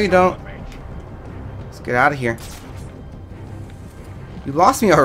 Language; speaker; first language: English; native; English